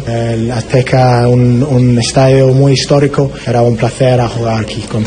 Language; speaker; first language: Spanish; non-native, fluent; English